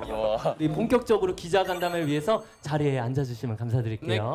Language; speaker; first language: Korean; native; Korean